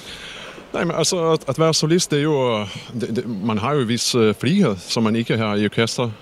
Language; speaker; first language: Danish; non-native, fluent; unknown